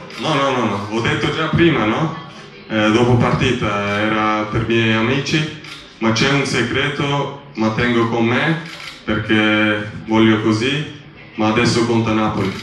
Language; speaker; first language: Italian; non-native, learner; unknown